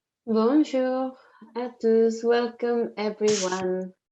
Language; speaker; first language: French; non-native, fluent; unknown